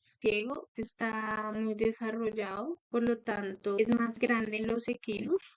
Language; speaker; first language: Spanish; native; Spanish